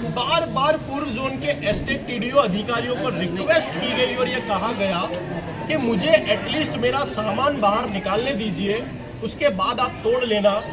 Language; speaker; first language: Hindi; non-native, local second language; Gujarati